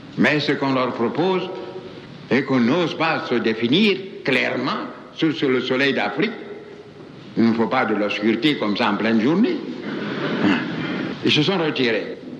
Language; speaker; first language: French; non-native, local second language; Baoulé